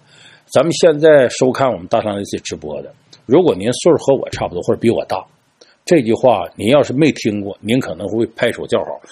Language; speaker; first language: Chinese; native; Chinese